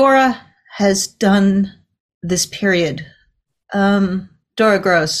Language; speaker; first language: English; native; English